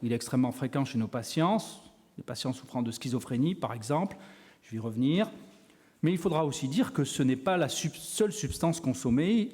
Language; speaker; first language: French; native; French